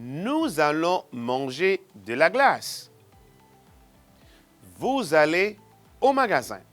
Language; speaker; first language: French; non-native, fluent; Spanish